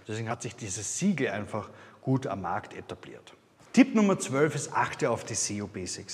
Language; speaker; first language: German; native; German